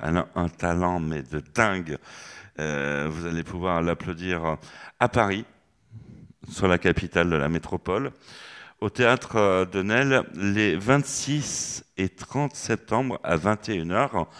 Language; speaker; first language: French; native; French